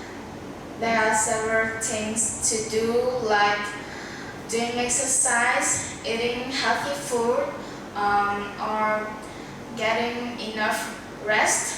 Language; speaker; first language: English; non-native, learner; Vietnamese